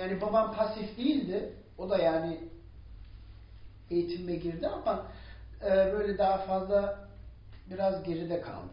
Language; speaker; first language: Turkish; non-native, fluent; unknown